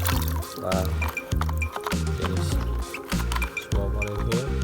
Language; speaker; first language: English; non-native, learner; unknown